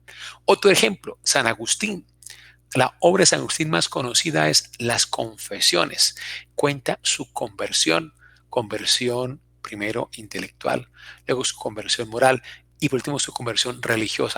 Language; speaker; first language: Spanish; native; Spanish